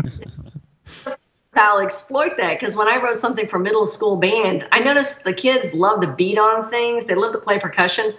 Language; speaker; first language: English; native; English